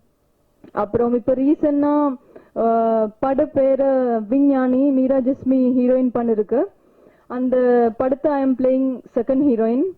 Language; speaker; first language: Tamil; non-native, learner; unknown